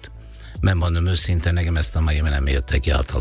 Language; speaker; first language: Hungarian; non-native, fluent; Italian